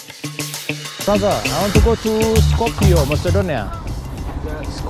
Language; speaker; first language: English; non-native, learner; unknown